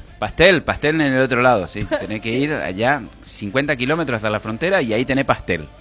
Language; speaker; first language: Spanish; native; Spanish